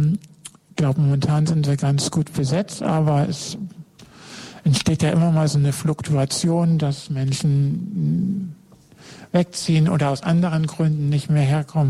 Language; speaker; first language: German; native; German